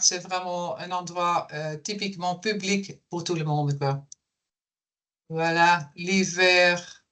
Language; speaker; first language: French; non-native, fluent; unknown